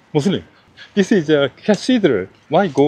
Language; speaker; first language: English; non-native, learner; Korean